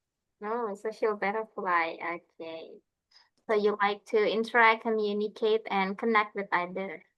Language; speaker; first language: English; non-native, fluent; Indonesian